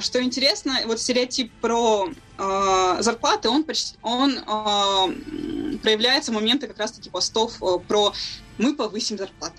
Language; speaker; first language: Russian; native; Russian